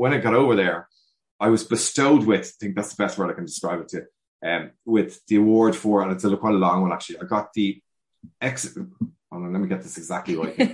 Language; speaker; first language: English; native; English